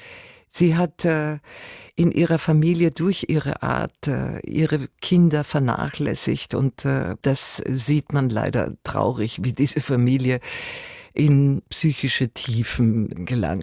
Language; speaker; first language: German; native; German